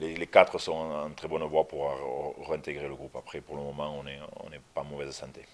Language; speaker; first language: French; native; French